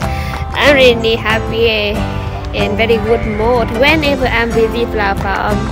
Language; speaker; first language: English; non-native, learner; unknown